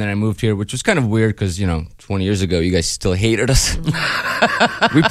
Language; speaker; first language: English; non-native, fluent; Russian